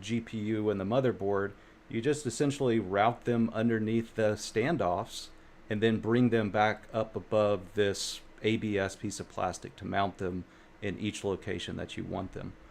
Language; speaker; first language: English; native; English